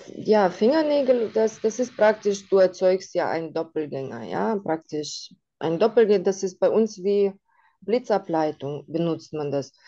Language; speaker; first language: German; non-native, fluent; Russian